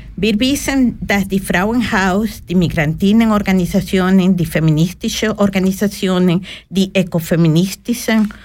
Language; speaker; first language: German; non-native, learner; Spanish